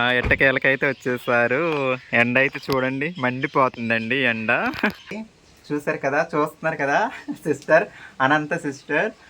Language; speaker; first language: Telugu; native; Telugu